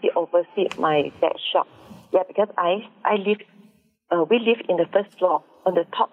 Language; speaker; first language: English; non-native, local second language; Min Nan Chinese